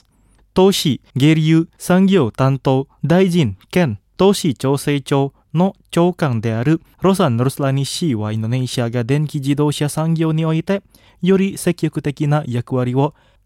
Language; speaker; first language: Japanese; non-native, fluent; Indonesian